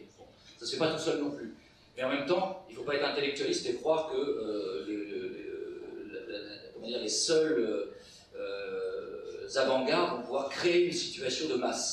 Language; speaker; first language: French; native; French